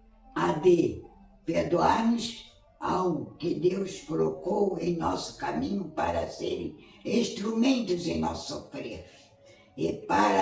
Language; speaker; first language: Portuguese; native; Portuguese